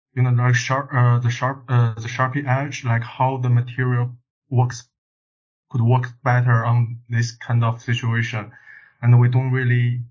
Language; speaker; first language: English; non-native, learner; Chinese